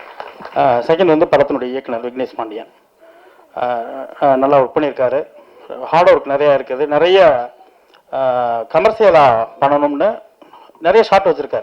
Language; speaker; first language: Tamil; native; Tamil